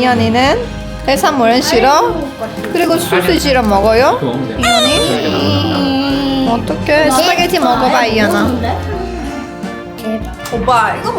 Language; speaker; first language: Korean; non-native, learner; Persian